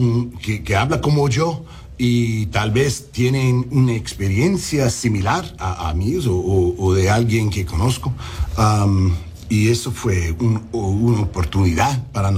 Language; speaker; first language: Spanish; non-native, learner; English